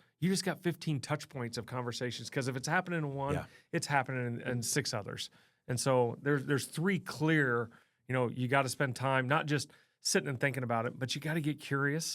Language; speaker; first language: English; native; English